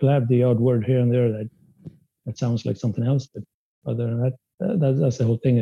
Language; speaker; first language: English; non-native, fluent; Spanish